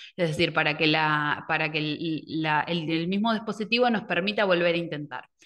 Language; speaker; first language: Spanish; native; Spanish